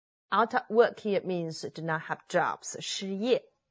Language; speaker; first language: English; non-native, fluent; Chinese